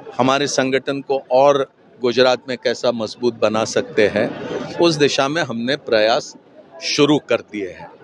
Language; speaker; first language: Hindi; non-native, local second language; Marathi